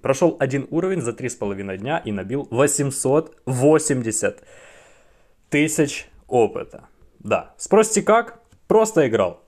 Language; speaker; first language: Russian; native; Russian